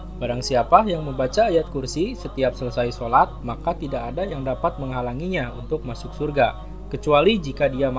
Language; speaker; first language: Indonesian; native; Indonesian